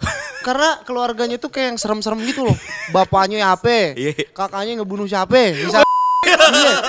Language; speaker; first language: Indonesian; native; Indonesian